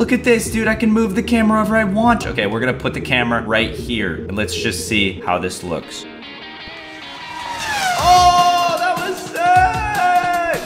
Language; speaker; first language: English; native; English